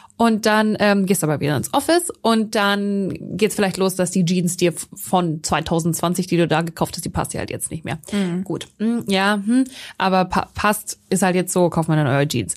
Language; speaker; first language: German; native; German